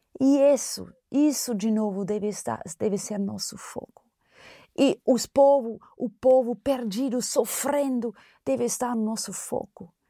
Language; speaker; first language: Portuguese; non-native, fluent; German